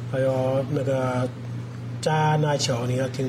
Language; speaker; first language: Chinese; non-native, learner; Hindi